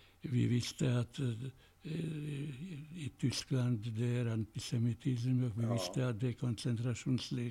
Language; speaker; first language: Swedish; non-native, fluent; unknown